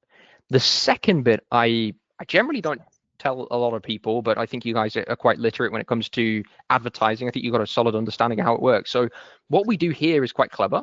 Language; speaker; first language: English; native; English